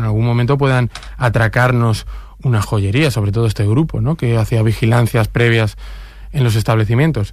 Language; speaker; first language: Spanish; native; Spanish